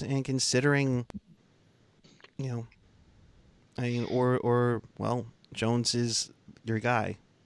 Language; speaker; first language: English; native; English